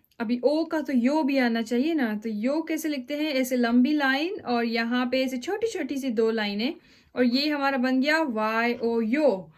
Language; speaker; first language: Urdu; native; Urdu